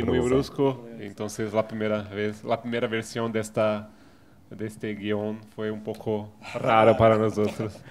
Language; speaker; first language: Spanish; non-native, fluent; Portuguese